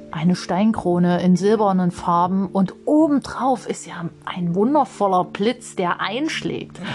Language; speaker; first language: German; native; German